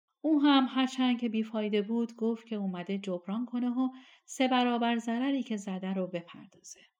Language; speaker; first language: Persian; native; Persian